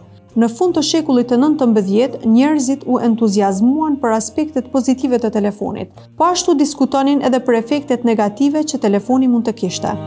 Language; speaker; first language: Albanian; native; Albanian